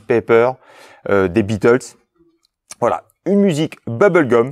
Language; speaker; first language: French; native; French